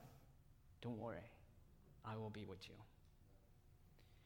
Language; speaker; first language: English; non-native, fluent; Tedim Chin